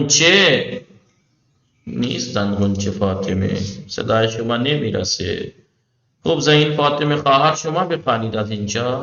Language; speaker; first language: Persian; non-native, fluent; Urdu